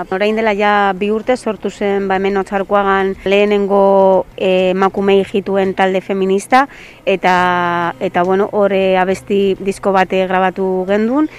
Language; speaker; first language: Basque; non-native, local second language; Spanish